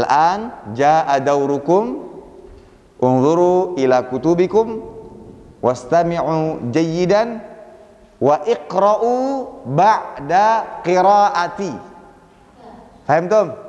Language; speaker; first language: Arabic; non-native, fluent; Indonesian